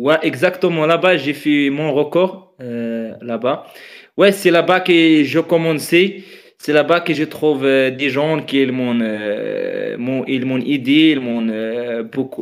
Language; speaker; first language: French; non-native, fluent; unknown